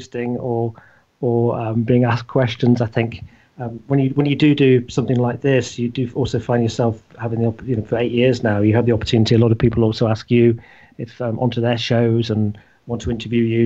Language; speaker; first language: English; native; English